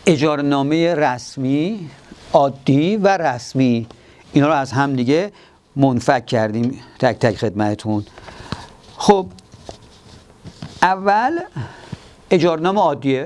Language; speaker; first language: Persian; native; Persian